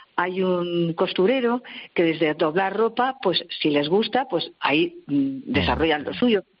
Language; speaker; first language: Spanish; native; Spanish